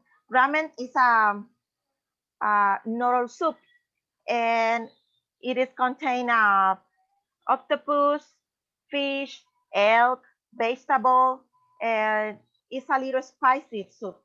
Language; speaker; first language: English; non-native, learner; Spanish